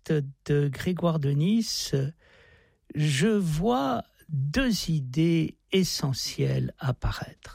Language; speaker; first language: French; native; French